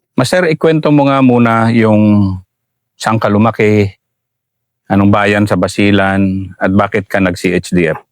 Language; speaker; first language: Filipino; native; Filipino